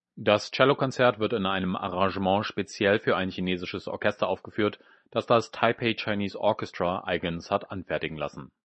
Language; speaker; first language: German; native; German